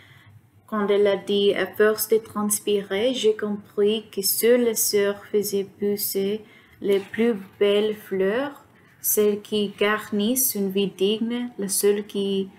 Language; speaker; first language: French; non-native, learner; Spanish